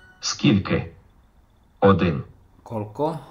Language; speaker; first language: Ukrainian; non-native, learner; Slovak